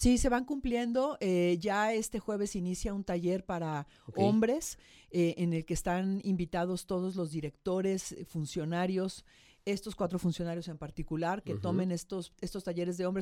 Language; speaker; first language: Spanish; native; Spanish